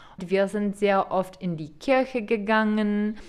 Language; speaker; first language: German; non-native, fluent; Czech